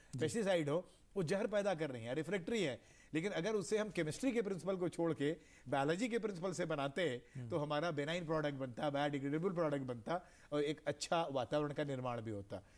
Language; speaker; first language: Hindi; native; Hindi